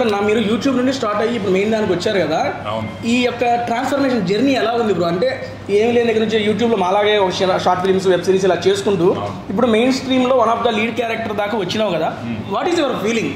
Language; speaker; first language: Telugu; native; Telugu